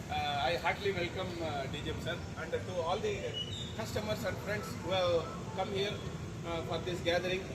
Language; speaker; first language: English; non-native, local second language; Kannada